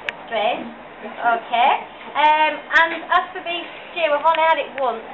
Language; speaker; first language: English; native; English